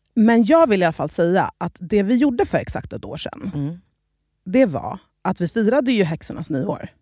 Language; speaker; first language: Swedish; native; Swedish